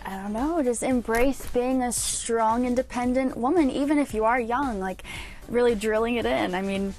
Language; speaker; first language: English; native; English